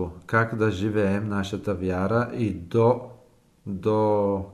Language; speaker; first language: Bulgarian; non-native, fluent; Italian